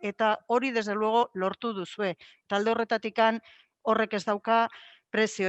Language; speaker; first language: Basque; native; Basque